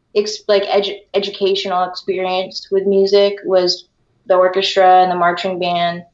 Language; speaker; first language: English; early bilingual, other home language; Filipino